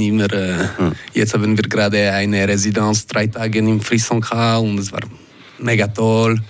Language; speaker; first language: German; non-native, local second language; French